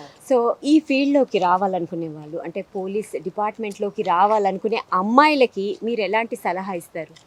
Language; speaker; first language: Telugu; native; Telugu